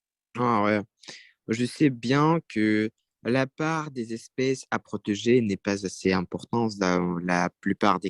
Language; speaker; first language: French; non-native, learner; Russian